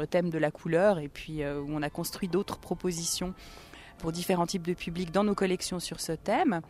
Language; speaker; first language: French; native; French